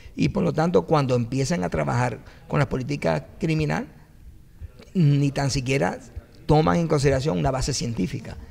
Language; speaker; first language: Spanish; native; Spanish